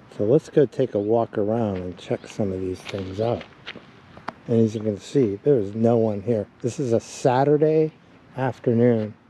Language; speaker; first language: English; native; English